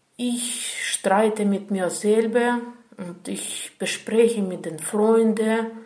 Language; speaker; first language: German; non-native, fluent; Russian